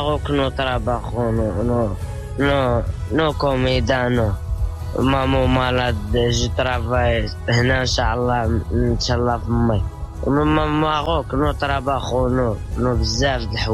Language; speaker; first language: Spanish; non-native, learner; Arabic